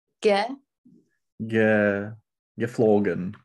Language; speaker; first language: German; non-native, learner; Czech